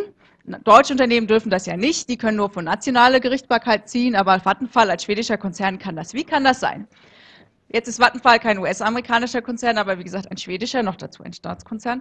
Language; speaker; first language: German; native; German